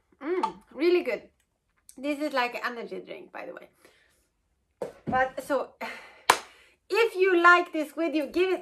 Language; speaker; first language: English; non-native, fluent; Norwegian